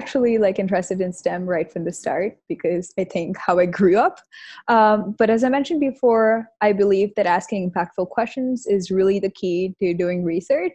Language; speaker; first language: English; non-native, local second language; Hindi